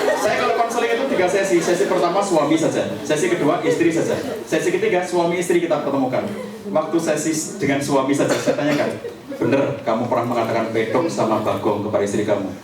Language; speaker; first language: Indonesian; native; Indonesian